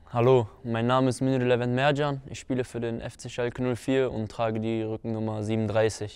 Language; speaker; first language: German; early bilingual, other home language; Turkish